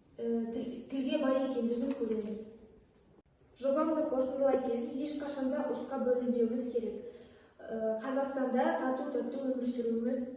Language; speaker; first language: Kazakh; non-native, local second language; Tatar